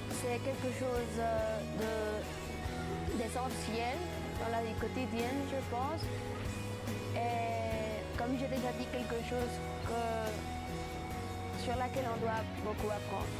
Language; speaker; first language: French; non-native, fluent; Spanish